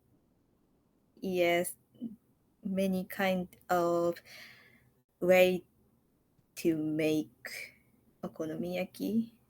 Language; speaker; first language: English; non-native, learner; Japanese